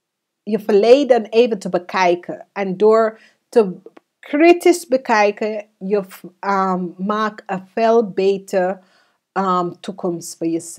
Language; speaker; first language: Dutch; non-native, fluent; English